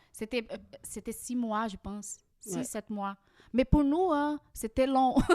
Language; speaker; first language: French; non-native, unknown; Portuguese